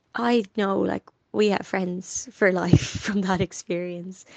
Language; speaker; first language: English; native; English